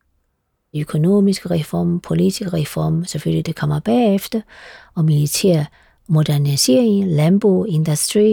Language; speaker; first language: Danish; non-native, fluent; Chinese